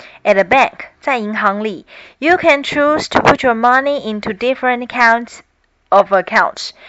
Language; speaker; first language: English; non-native, fluent; Chinese